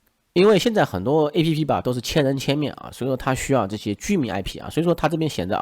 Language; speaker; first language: Chinese; native; Chinese